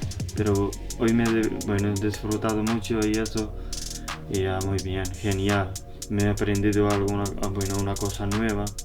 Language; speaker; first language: Spanish; non-native, learner; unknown